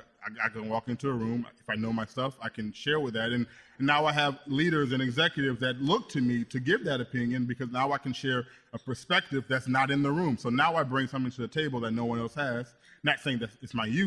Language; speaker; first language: English; native; English